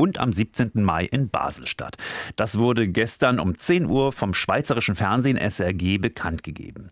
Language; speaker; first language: German; native; German